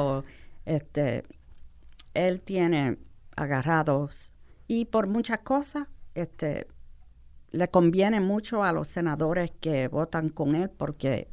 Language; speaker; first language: Spanish; non-native, fluent; English